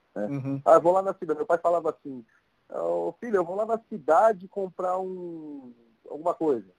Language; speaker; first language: Portuguese; native; Portuguese